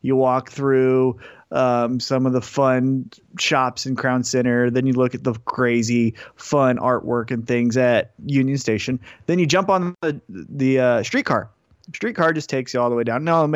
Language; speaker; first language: English; native; English